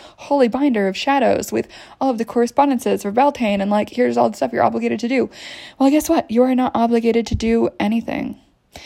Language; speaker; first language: English; native; English